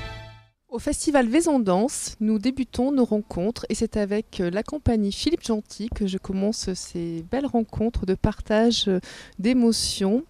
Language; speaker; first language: French; native; French